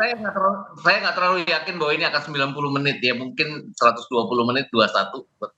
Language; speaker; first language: Indonesian; native; Indonesian